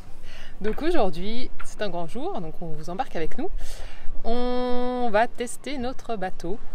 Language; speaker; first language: French; native; French